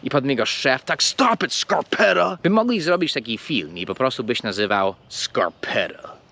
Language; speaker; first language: Polish; early bilingual, heritage; English